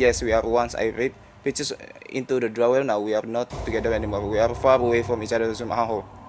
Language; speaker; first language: English; non-native, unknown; Indonesian